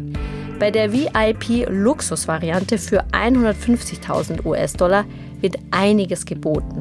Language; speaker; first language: German; native; German